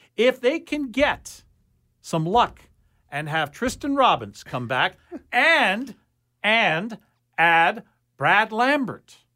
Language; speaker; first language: English; native; English